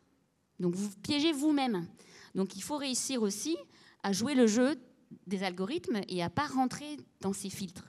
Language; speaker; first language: French; native; French